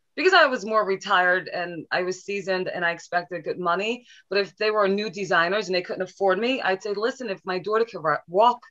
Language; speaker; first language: English; native; English